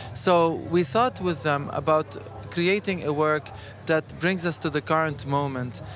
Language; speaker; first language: English; non-native, fluent; Arabic